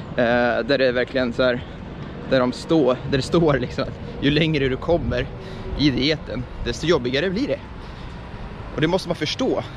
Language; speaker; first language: Swedish; early bilingual, other home language; Estonian